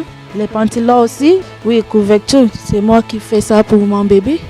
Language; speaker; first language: French; non-native, learner; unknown